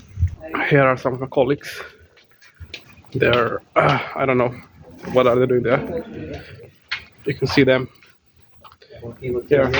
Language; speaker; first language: English; non-native, learner; Bangla